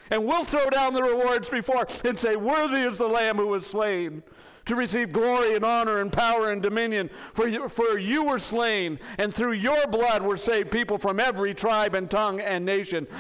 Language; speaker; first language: English; native; English